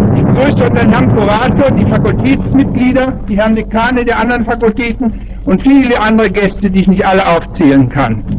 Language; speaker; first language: German; native; German